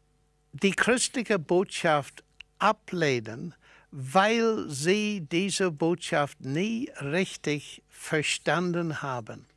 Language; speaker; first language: German; non-native, fluent; English